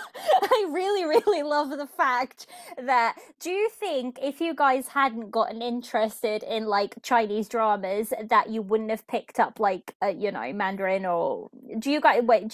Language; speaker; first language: English; early bilingual, other home language; Portuguese